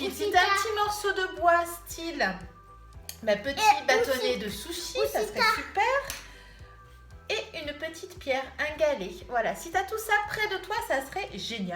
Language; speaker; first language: French; native; French